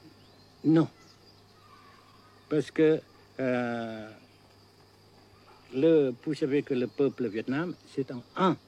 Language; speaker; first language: French; non-native, fluent; Vietnamese